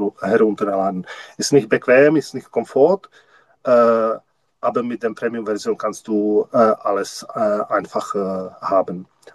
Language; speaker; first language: German; non-native, learner; Czech